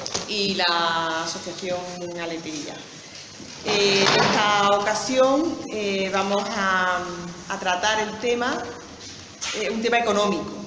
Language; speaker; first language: Spanish; native; Spanish